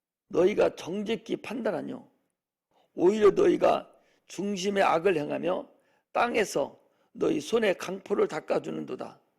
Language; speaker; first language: Korean; native; Korean